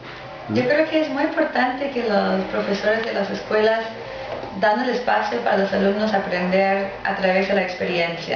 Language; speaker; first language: Spanish; non-native, fluent; English